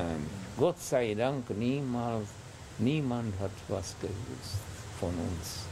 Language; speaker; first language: German; non-native, fluent; Czech